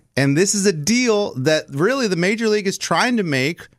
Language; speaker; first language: English; early bilingual, other home language; Spanish